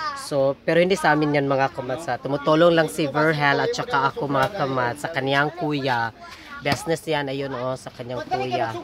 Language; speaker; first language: Filipino; non-native, local second language; Cebuano